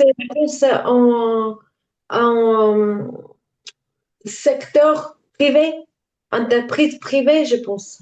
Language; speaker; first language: French; non-native, learner; Ukrainian